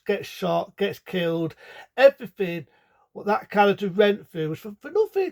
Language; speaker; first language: English; native; English